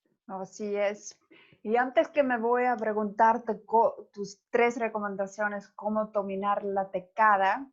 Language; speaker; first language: Spanish; non-native, fluent; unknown